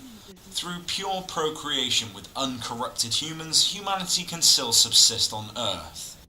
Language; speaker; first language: English; native; English